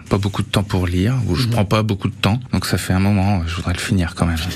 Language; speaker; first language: French; native; French